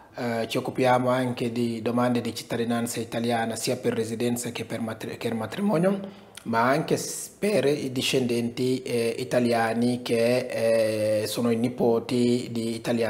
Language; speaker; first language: Italian; non-native, fluent; Wolof